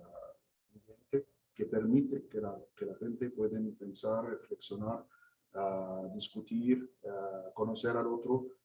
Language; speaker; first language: Spanish; non-native, fluent; Arabic